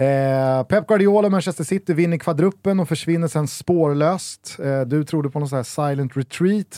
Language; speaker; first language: Swedish; native; Swedish